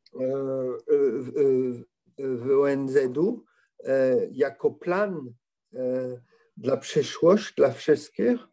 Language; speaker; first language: Polish; non-native, learner; French